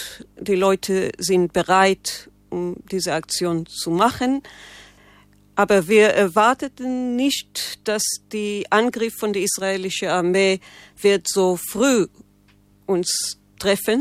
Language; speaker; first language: German; non-native, learner; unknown